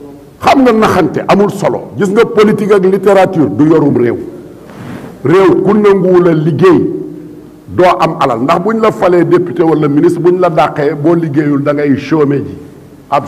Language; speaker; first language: Wolof; native; Wolof